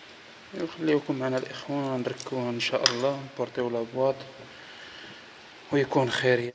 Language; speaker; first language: Arabic; native; Arabic